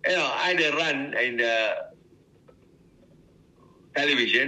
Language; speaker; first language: English; non-native, local second language; Tamil